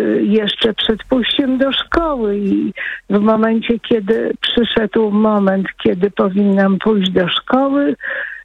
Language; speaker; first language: Polish; non-native, local second language; Kashubian